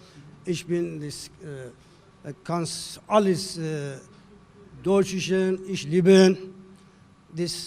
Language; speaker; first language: German; non-native, learner; Turkish